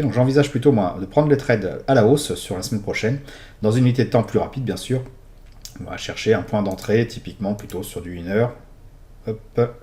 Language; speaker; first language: French; native; French